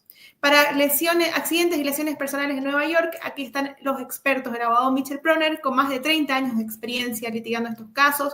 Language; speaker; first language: Spanish; native; Spanish